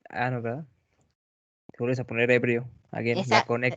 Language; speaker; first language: Spanish; native; Spanish